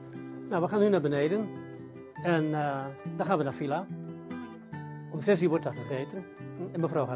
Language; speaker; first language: Dutch; native; Dutch